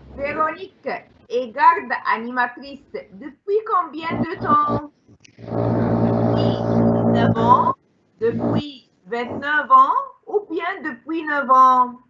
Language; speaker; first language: French; non-native, fluent; Arabic